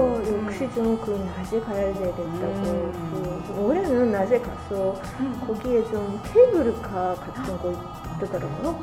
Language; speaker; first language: Korean; non-native, learner; Japanese